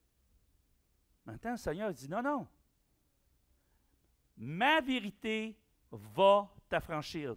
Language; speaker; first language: French; native; French